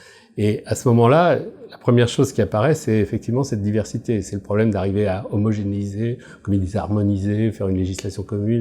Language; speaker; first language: French; native; French